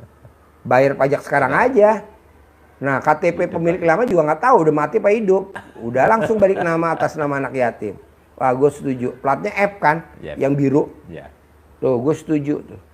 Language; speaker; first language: Indonesian; native; Indonesian